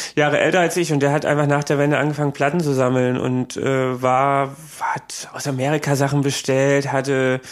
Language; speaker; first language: German; native; German